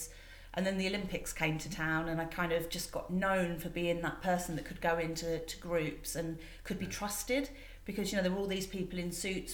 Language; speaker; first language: English; native; English